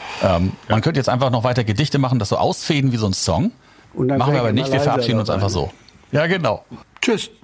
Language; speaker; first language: German; native; German